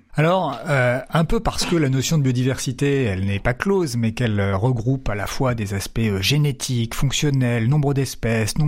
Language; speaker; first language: French; native; French